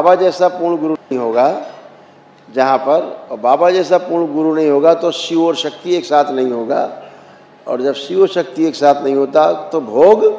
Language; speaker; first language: Hindi; native; Hindi